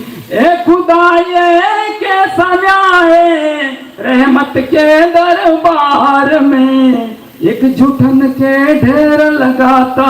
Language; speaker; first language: Hindi; non-native, local second language; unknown